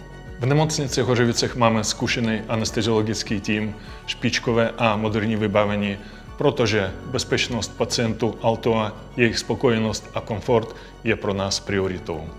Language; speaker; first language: Czech; non-native, fluent; Russian